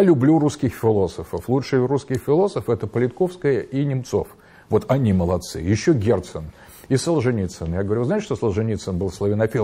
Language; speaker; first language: Russian; native; Russian